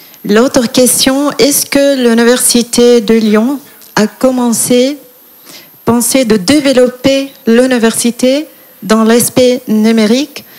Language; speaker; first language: French; non-native, fluent; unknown